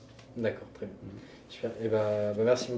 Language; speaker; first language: French; native; French